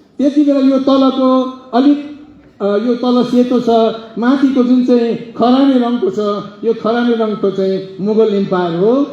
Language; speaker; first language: Nepali; native; Nepali